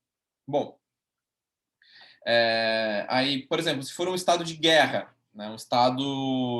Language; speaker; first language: Portuguese; native; Portuguese